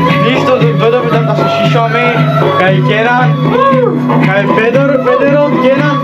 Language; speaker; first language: Macedonian; non-native, local second language; Romany